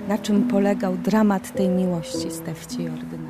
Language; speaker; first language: Polish; native; Polish